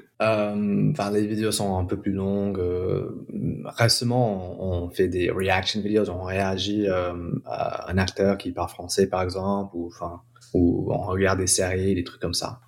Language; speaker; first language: French; non-native, fluent; English